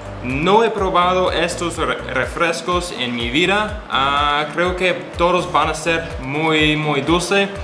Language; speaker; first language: Spanish; non-native, learner; English